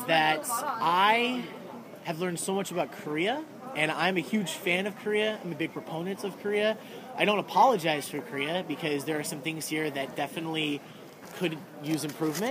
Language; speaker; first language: English; native; English